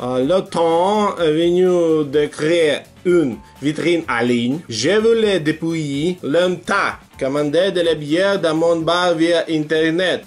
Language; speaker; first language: French; non-native, learner; Russian